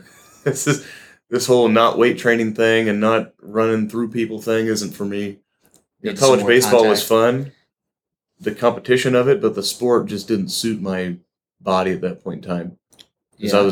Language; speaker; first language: English; native; English